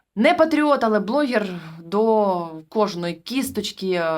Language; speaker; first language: Ukrainian; native; Ukrainian